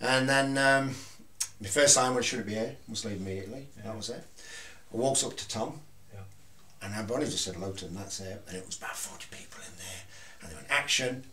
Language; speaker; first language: English; native; English